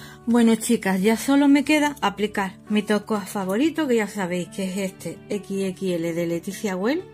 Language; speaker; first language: Spanish; native; Spanish